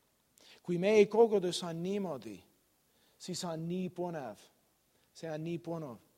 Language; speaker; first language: Estonian; non-native, learner; English